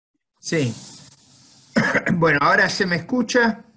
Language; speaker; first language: Spanish; native; Spanish